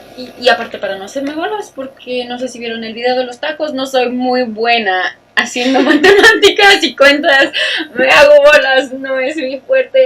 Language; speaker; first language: Spanish; native; Spanish